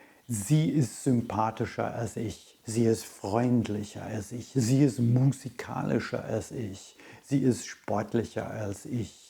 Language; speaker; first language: German; non-native, fluent; English